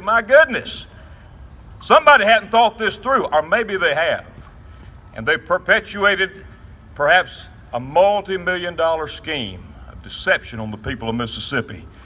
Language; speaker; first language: English; native; English